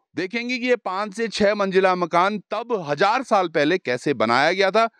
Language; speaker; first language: Hindi; native; Hindi